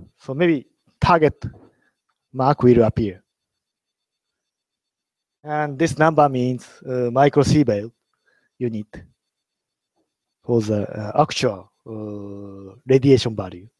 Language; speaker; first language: English; non-native, learner; Japanese